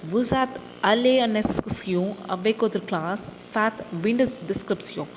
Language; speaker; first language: French; non-native, fluent; Tamil